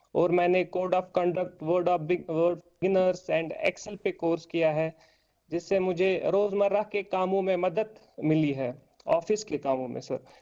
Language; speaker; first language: Hindi; native; Hindi